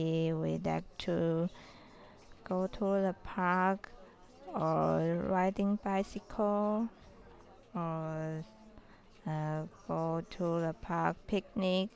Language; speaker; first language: English; non-native, learner; Chinese